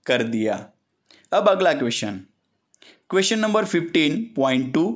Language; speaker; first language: Hindi; non-native, local second language; Marathi